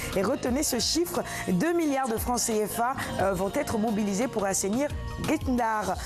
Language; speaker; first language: French; non-native, local second language; Wolof